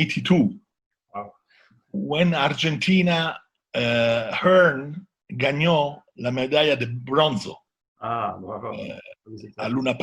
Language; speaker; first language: Spanish; non-native, learner; Italian